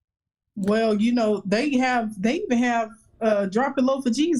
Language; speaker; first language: English; native; English